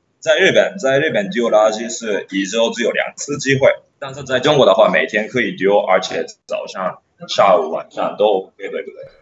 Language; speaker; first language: Chinese; non-native, fluent; Japanese